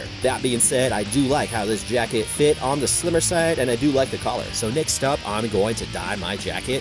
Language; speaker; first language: English; native; English